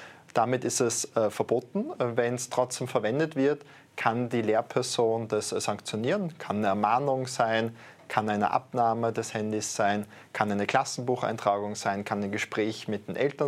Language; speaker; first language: German; native; German